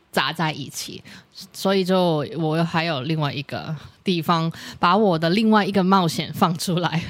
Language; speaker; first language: Chinese; native; Chinese